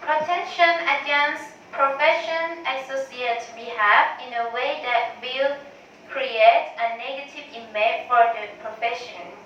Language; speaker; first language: English; non-native, learner; Thai